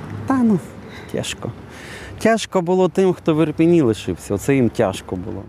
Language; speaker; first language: Polish; non-native, learner; Ukrainian